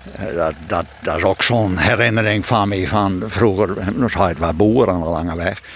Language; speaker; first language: Dutch; non-native, local second language; Western Frisian